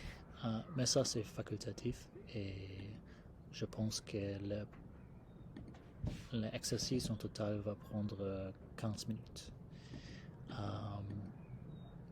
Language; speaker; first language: French; non-native, fluent; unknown